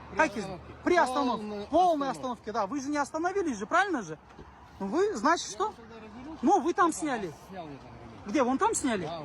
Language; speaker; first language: Russian; non-native, local second language; Kazakh